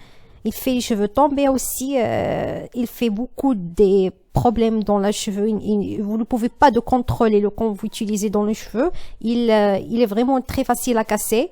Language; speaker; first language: French; non-native, learner; Arabic